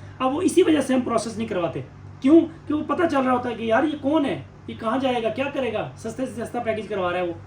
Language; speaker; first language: Urdu; non-native, local second language; Saraiki